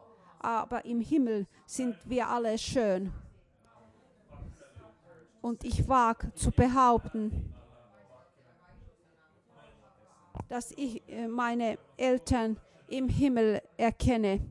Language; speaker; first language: German; non-native, fluent; Finnish